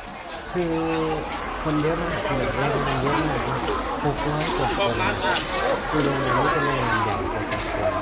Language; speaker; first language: Thai; non-native, local second language; Northeastern Thai